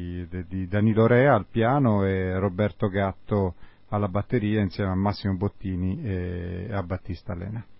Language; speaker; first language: Italian; native; Italian